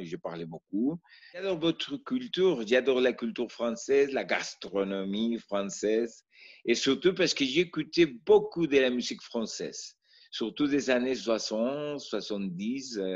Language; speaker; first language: French; non-native, learner; Spanish